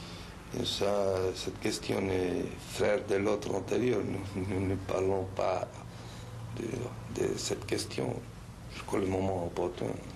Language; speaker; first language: French; non-native, fluent; Spanish